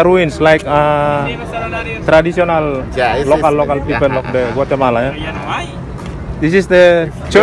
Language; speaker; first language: English; non-native, learner; Indonesian